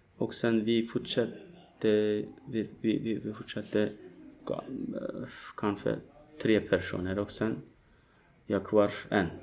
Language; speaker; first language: Swedish; non-native, learner; Turkish